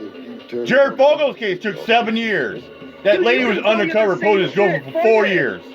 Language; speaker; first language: English; native; English